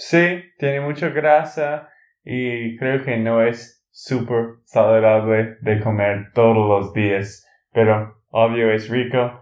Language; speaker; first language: Spanish; non-native, learner; English